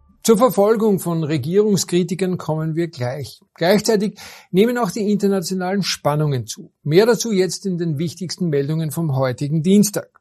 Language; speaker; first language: German; native; German